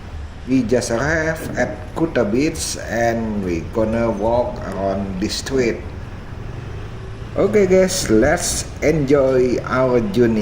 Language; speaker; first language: English; non-native, fluent; Indonesian